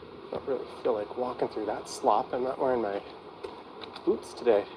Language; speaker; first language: English; native; English